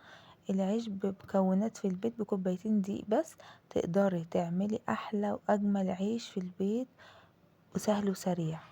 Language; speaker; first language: Arabic; native; Arabic